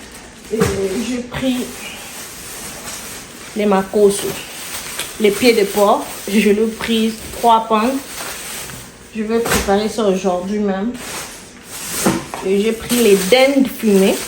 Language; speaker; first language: French; non-native, local second language; Lingala